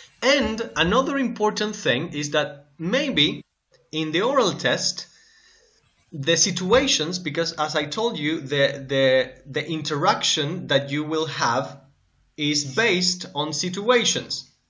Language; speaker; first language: English; non-native, fluent; Spanish